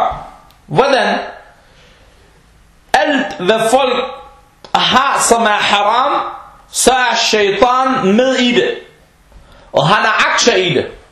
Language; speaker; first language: Danish; non-native, fluent; Arabic